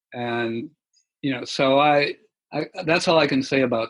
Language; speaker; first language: English; native; English